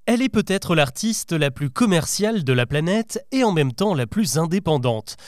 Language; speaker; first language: French; native; French